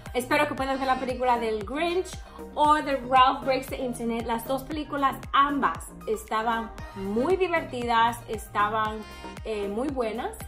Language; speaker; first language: Spanish; early bilingual, heritage; Spanish